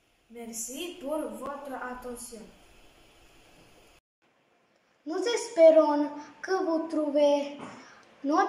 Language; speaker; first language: French; non-native, learner; Serbian